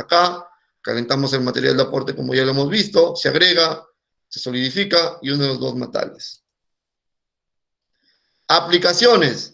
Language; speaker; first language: Spanish; native; Spanish